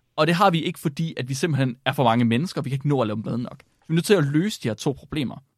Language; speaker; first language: Danish; native; Danish